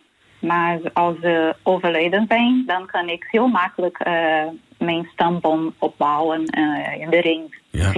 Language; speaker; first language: Dutch; non-native, learner; Portuguese